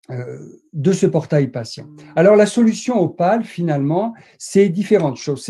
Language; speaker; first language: French; native; French